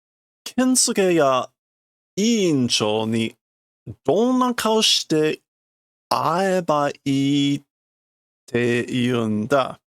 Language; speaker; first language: Japanese; non-native, learner; English